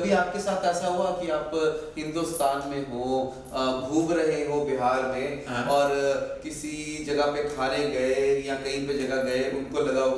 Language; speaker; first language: Hindi; native; Hindi